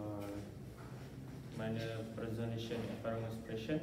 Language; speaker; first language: German; non-native, learner; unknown